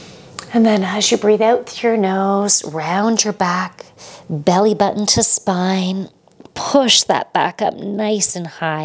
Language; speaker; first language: English; native; English